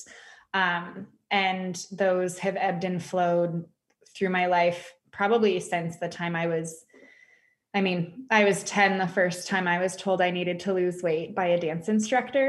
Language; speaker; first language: English; native; English